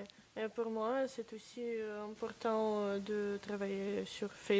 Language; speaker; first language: French; non-native, learner; Russian